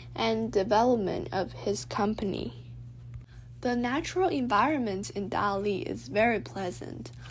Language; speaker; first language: English; non-native, fluent; Chinese